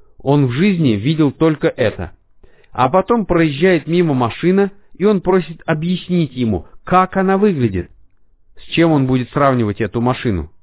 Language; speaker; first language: Russian; non-native, fluent; Arabic